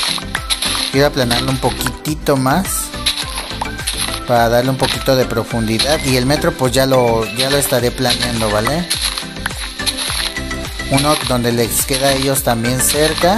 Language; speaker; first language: Spanish; native; Spanish